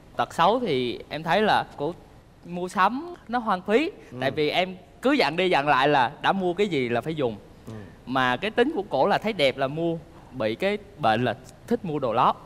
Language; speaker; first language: Vietnamese; native; Vietnamese